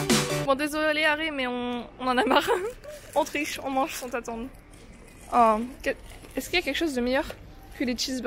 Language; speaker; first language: French; native; French